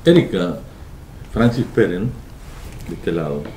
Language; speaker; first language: Spanish; native; Spanish